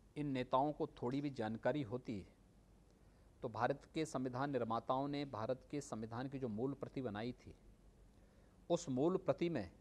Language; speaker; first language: Hindi; native; Hindi